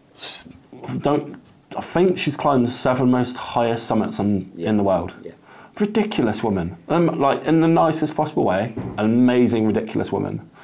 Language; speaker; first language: English; native; English